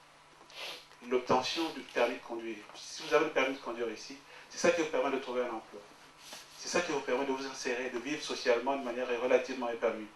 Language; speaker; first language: French; native; French